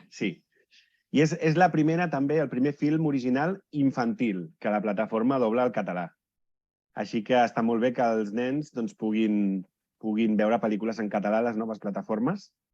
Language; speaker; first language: Catalan; native; Catalan